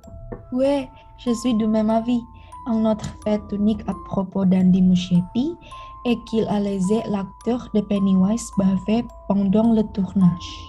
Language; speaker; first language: French; non-native, learner; Indonesian